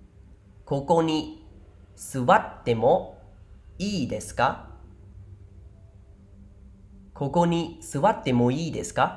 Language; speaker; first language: Japanese; non-native, fluent; Khmer